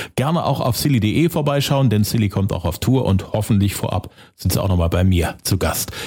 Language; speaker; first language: German; native; German